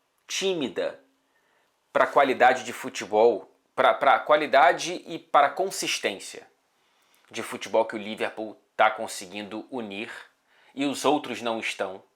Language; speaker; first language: Portuguese; native; Portuguese